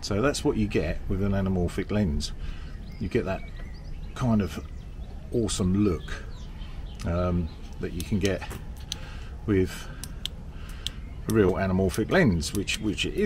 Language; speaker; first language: English; native; English